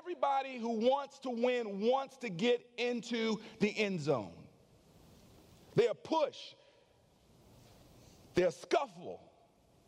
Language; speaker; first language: English; native; English